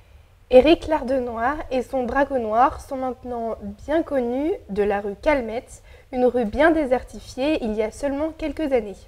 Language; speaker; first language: French; native; French